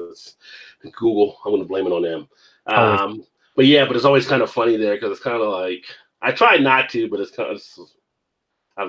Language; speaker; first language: English; native; English